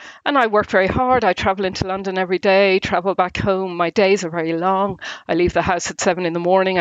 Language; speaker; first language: English; native; English